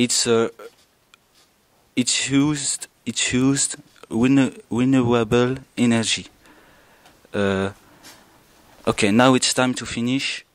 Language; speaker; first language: English; non-native, learner; French